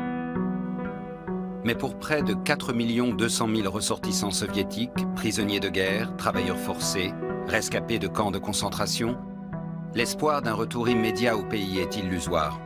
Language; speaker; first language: French; native; French